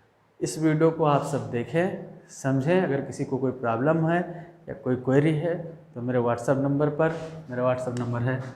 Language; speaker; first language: Hindi; native; Hindi